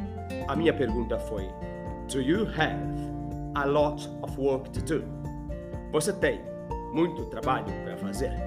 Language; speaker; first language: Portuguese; non-native, fluent; English